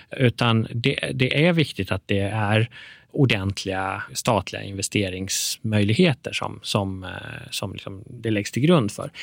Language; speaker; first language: Swedish; early bilingual, other home language; Persian